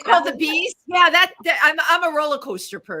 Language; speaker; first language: English; native; English